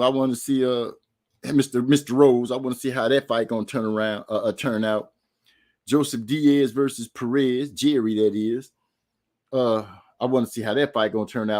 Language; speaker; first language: English; native; English